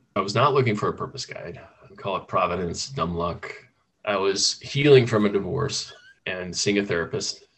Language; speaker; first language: English; native; English